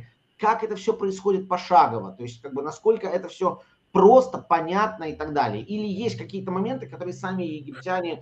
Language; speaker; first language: Russian; native; Russian